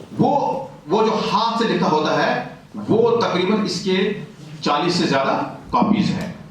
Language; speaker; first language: Urdu; non-native, local second language; Kashmiri